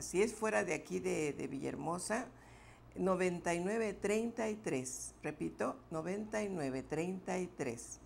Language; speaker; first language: Spanish; native; Spanish